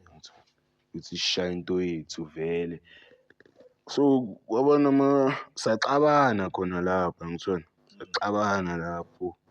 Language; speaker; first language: Zulu; native; Zulu